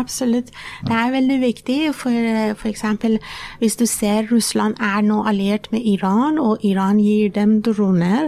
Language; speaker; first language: Norwegian; non-native, fluent; Persian